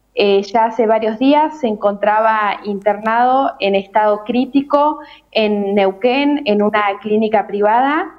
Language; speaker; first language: Spanish; native; Spanish